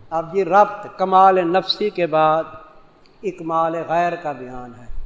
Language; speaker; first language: Urdu; non-native, local second language; Punjabi